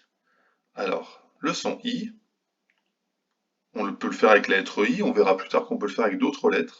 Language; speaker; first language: French; native; French